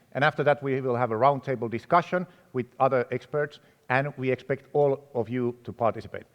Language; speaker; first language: English; non-native, fluent; Finnish